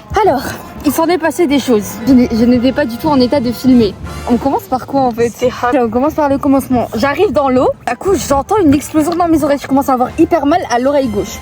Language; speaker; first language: French; native; French